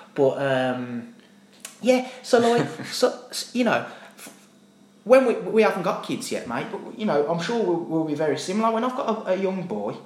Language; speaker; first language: English; native; English